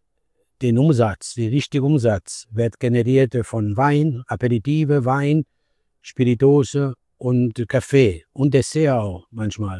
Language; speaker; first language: German; non-native, fluent; Italian